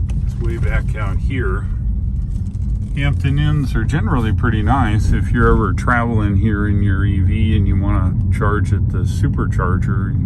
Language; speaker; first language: English; native; English